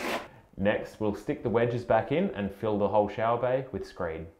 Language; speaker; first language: English; native; English